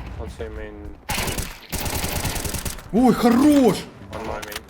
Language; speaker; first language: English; non-native, learner; Ukrainian